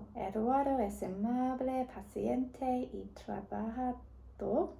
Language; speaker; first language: Spanish; non-native, learner; English